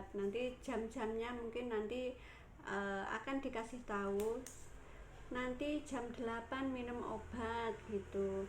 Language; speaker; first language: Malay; non-native, local second language; Javanese